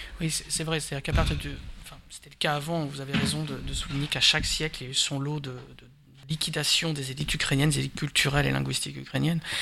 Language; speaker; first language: French; native; French